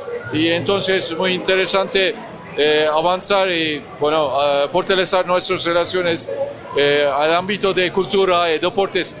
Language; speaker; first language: Spanish; non-native, learner; Turkish